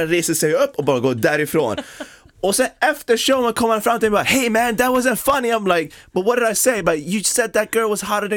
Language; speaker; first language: Swedish; non-native, local second language; English